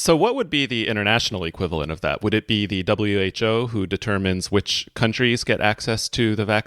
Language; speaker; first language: English; native; English